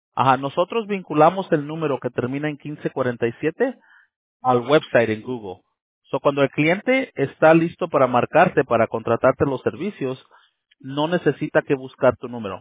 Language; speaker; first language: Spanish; early bilingual, heritage; Spanish